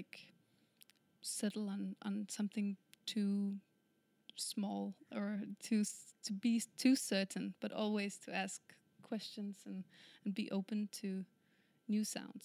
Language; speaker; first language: English; non-native, fluent; Danish